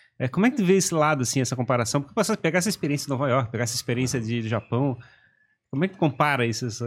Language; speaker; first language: Portuguese; native; Portuguese